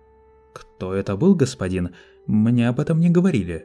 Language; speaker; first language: Russian; native; Russian